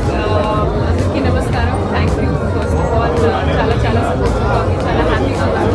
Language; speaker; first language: Telugu; non-native, learner; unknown